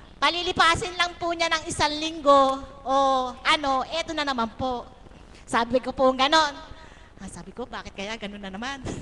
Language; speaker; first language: Filipino; native; Filipino